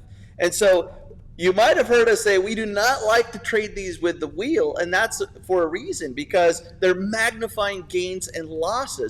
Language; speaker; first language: English; native; English